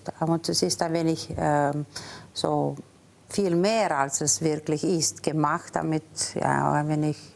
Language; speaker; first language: German; non-native, fluent; Romanian